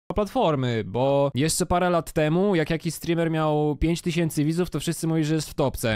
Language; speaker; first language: Polish; native; Polish